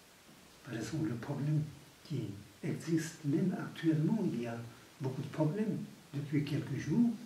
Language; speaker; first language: French; non-native, fluent; Tibetan